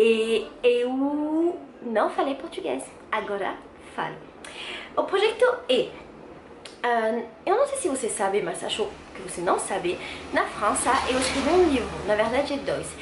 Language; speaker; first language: Portuguese; non-native, learner; French